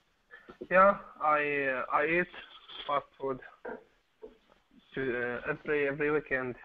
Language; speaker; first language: English; non-native, learner; Arabic